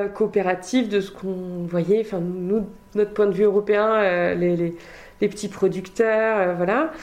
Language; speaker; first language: French; native; French